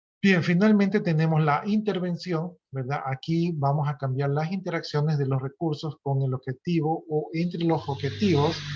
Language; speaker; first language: Spanish; native; Spanish